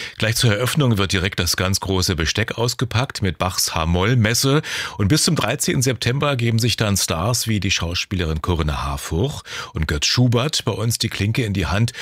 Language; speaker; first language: German; native; German